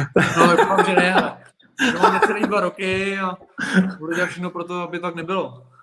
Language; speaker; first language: Czech; native; Czech